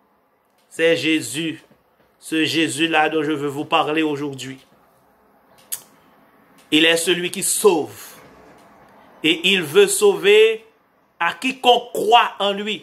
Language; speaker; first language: French; non-native, local second language; Haitian Creole